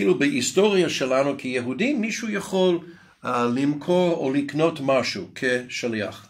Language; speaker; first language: Hebrew; non-native, fluent; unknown